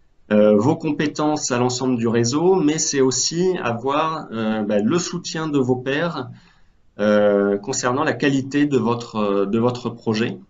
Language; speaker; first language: French; native; French